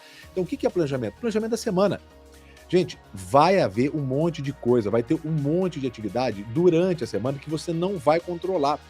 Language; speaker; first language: Portuguese; native; Portuguese